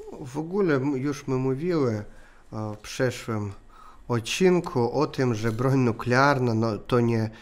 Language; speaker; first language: Polish; non-native, learner; Russian